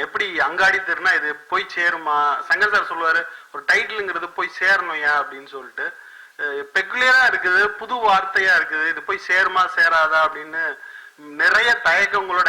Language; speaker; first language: Tamil; native; Tamil